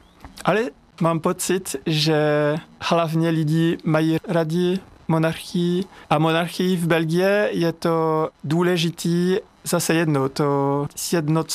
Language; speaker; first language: Czech; non-native, fluent; French